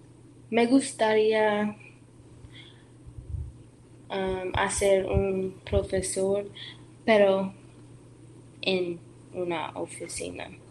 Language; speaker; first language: Spanish; non-native, learner; English